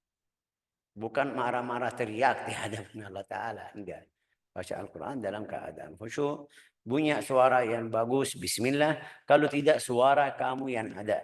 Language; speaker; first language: Indonesian; non-native, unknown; Arabic